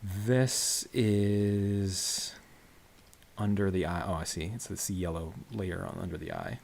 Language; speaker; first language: English; native; English